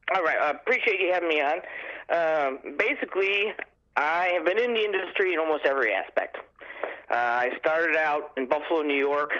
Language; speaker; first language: English; native; English